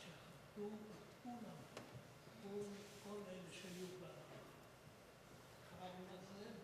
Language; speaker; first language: Hebrew; non-native, fluent; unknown